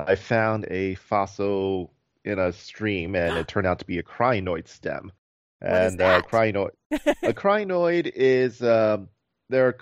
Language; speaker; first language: English; native; English